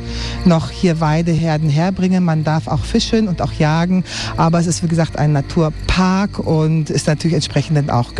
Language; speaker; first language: German; native; German